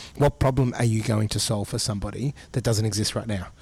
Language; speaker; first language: English; native; English